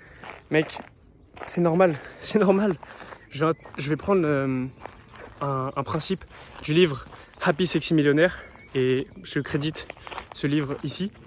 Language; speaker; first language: French; native; French